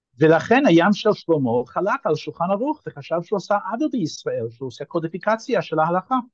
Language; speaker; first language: Hebrew; non-native, fluent; English